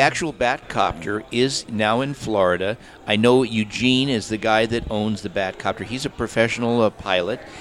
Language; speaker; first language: English; native; English